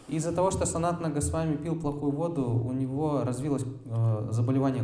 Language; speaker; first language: Russian; native; Russian